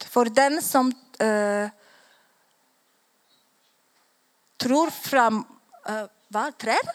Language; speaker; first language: Swedish; non-native, learner; Polish